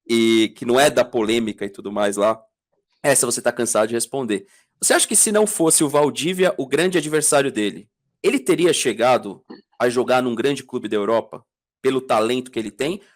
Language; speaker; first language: Portuguese; native; Portuguese